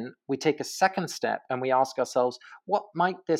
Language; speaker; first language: English; native; English